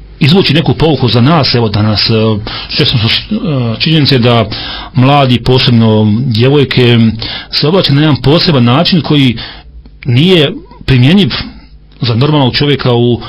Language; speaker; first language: Serbian; native; Serbian